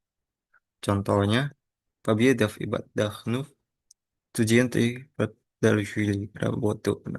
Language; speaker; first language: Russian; non-native, learner; Indonesian